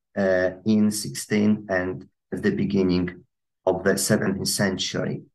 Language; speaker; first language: English; non-native, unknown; Polish